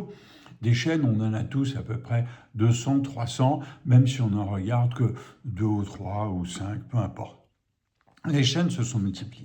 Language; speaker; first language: French; native; French